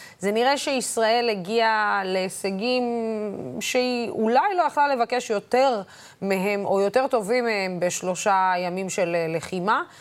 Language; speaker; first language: Hebrew; non-native, local second language; Arabic